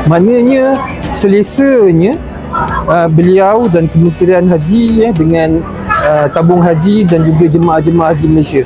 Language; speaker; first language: Malay; native; Malay